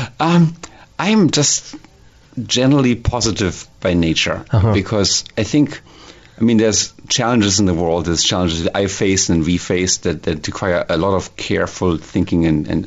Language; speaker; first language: English; non-native, fluent; German